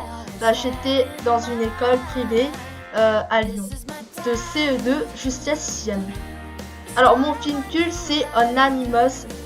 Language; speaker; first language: French; early bilingual, other home language; Korean